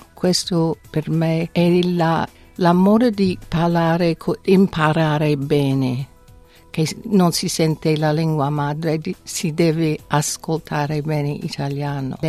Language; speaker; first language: Italian; non-native, fluent; English